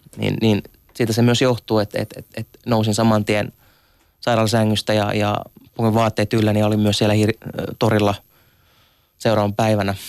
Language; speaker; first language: Finnish; early bilingual, other home language; Arabic